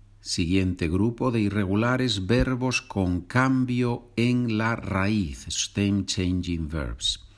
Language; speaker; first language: Spanish; non-native, fluent; English